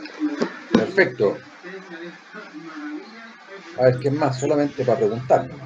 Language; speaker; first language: Spanish; native; Spanish